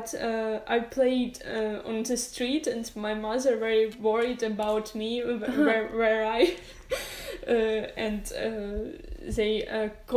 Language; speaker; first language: English; non-native, learner; Ukrainian